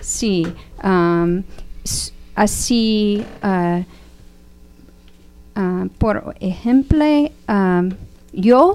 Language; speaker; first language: Spanish; non-native, learner; English